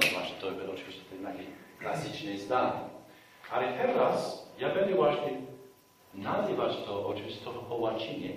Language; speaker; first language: Polish; non-native, fluent; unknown